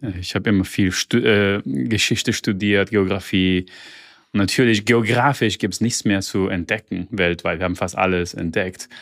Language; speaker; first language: German; early bilingual, heritage; Italian